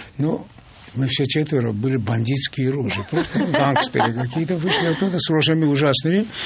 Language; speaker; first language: Russian; non-native, local second language; Georgian